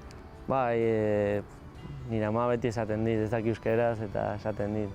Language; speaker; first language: Basque; non-native, local second language; Spanish